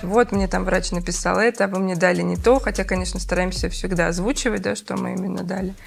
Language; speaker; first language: Russian; native; Russian